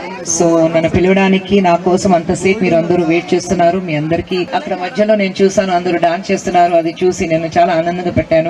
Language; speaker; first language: Telugu; non-native, fluent; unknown